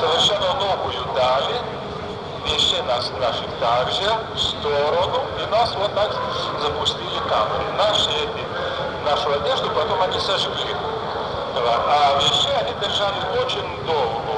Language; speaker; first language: Russian; non-native, fluent; Lithuanian